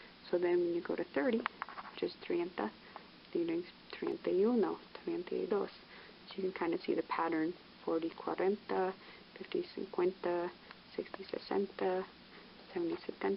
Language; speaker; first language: English; native; English